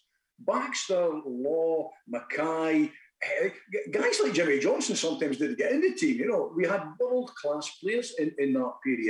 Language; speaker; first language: English; native; English